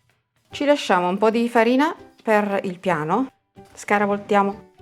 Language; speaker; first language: Italian; native; Italian